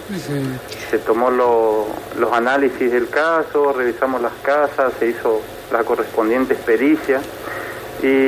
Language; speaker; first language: Spanish; native; Spanish